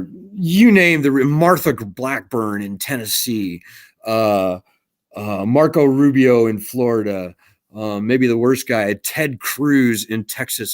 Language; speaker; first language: English; native; English